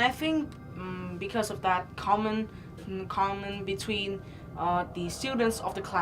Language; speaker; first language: English; non-native, learner; Vietnamese